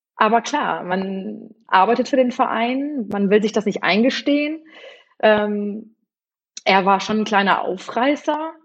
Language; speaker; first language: German; early bilingual, other home language; Polish